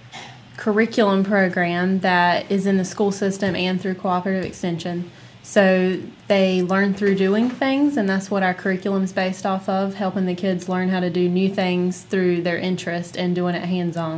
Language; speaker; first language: English; native; English